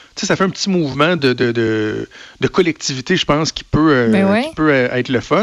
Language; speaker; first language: French; native; French